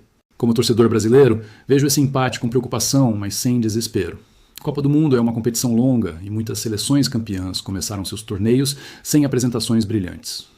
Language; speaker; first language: Portuguese; native; Portuguese